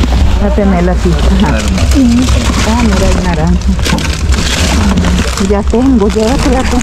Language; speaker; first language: Spanish; non-native, learner; Filipino